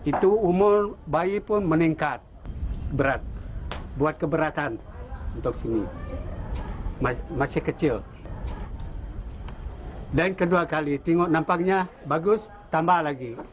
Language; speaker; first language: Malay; non-native, local second language; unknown